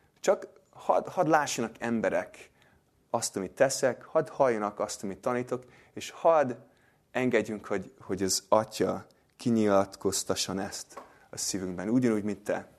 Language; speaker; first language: Hungarian; non-native, fluent; English